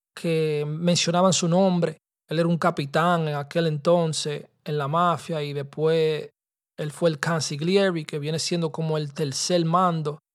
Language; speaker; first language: Spanish; early bilingual, heritage; Spanish